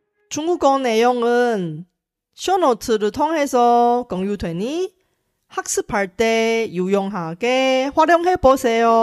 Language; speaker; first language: Korean; non-native, fluent; Chinese